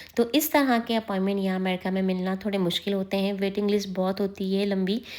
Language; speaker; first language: Urdu; native; Urdu